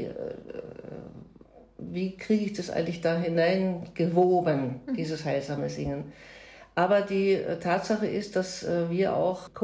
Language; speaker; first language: German; native; German